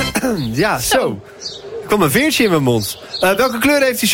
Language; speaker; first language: Dutch; native; Dutch